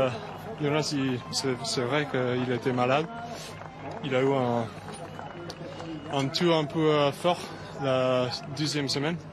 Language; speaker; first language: French; non-native, fluent; English